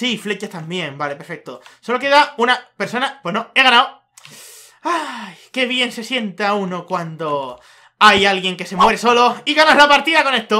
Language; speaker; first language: Spanish; native; Spanish